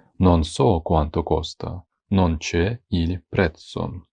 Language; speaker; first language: Italian; non-native, fluent; Ukrainian